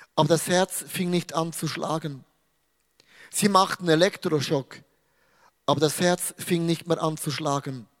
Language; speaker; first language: German; native; German